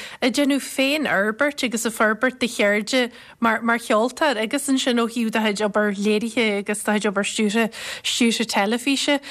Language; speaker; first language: Irish; native; Irish